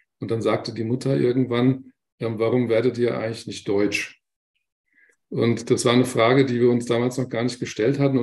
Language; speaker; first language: German; early bilingual, other home language; Turkish